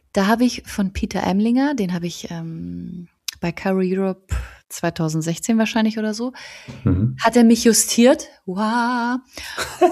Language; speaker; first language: German; native; German